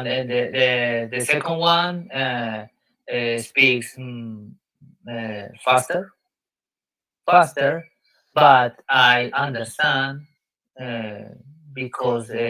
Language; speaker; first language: English; non-native, learner; Spanish